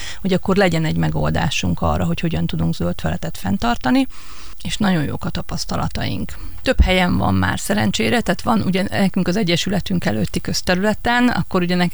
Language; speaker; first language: Hungarian; native; Hungarian